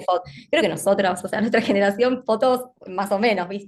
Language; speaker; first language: Spanish; native; Spanish